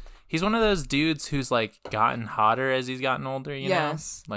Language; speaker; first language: English; native; English